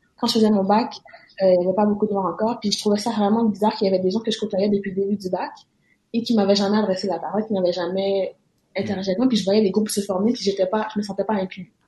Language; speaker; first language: French; native; French